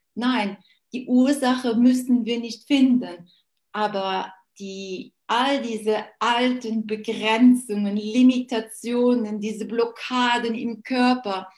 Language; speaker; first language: German; non-native, local second language; Luxembourgish